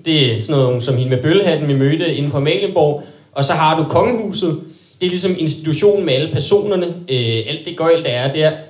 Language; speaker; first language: Danish; native; Danish